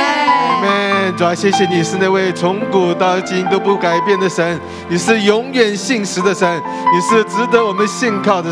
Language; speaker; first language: Chinese; native; Chinese